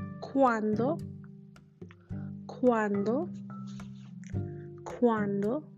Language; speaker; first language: Spanish; non-native, fluent; English